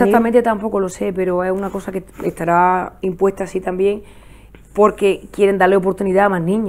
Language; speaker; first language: Spanish; native; Spanish